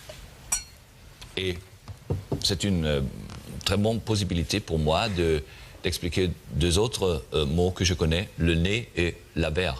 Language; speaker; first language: French; non-native, learner; German